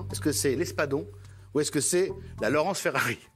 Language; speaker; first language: French; native; French